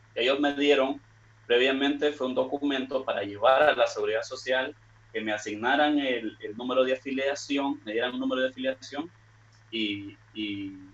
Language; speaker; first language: Spanish; native; Spanish